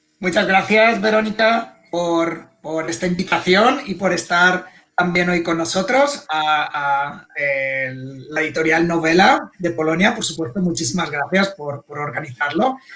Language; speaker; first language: Spanish; native; Spanish